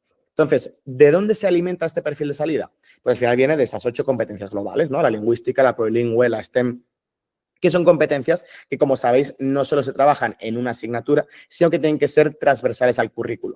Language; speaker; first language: Spanish; native; Spanish